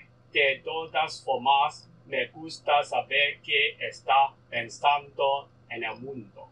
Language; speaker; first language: Spanish; non-native, learner; Cantonese